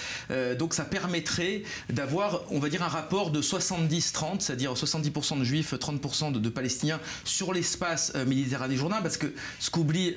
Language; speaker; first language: French; native; French